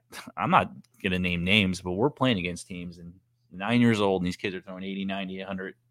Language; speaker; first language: English; native; English